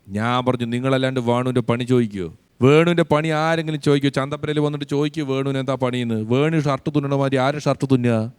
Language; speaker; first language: Malayalam; native; Malayalam